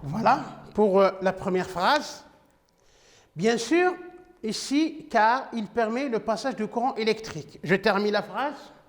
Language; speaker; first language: French; non-native, local second language; Arabic